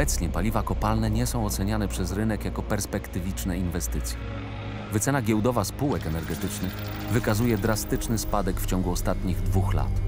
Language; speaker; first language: Polish; native; Polish